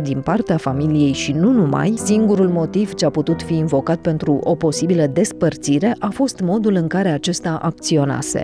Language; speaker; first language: Romanian; native; Romanian